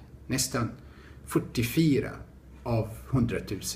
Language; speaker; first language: Swedish; non-native, fluent; Arabic